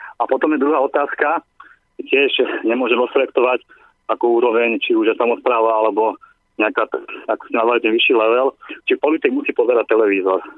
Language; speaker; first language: Slovak; native; Slovak